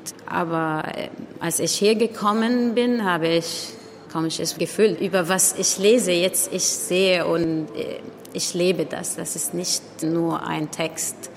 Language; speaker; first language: German; non-native, learner; Arabic